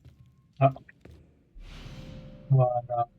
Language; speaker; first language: French; native; French